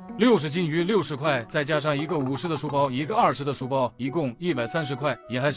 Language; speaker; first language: Chinese; native; Chinese